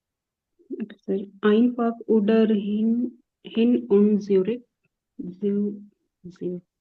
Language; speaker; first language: German; non-native, learner; Hindi